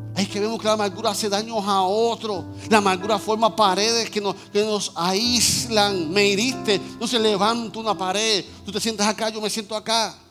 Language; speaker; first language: Spanish; native; Spanish